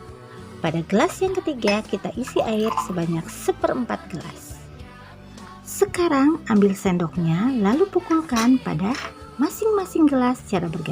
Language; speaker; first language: Indonesian; native; Indonesian